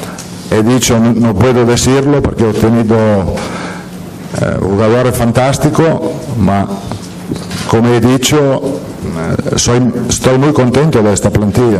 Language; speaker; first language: Spanish; non-native, fluent; Italian